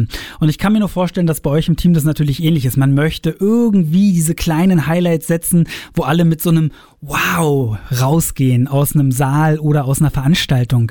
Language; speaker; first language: German; native; German